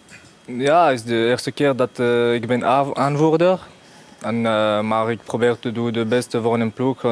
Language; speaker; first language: Dutch; non-native, fluent; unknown